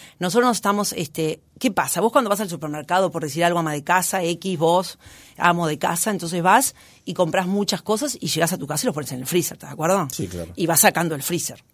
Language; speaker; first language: Spanish; native; Spanish